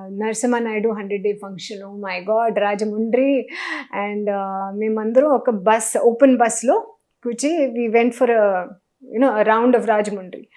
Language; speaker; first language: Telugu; non-native, learner; Hindi